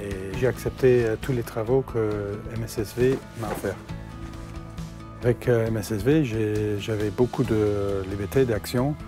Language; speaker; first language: French; non-native, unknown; English